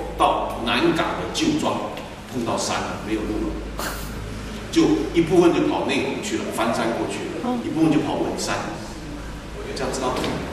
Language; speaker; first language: Chinese; native; Chinese